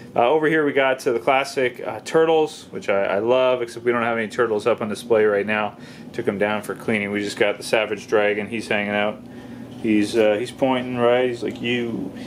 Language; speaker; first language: English; native; English